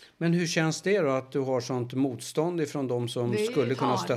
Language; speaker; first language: Swedish; native; Swedish